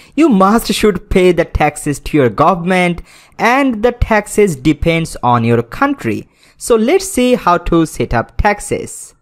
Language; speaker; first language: English; non-native, local second language; Bangla